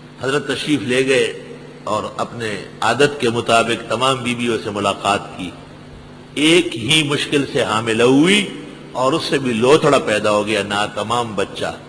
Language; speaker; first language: Urdu; non-native, local second language; Pashto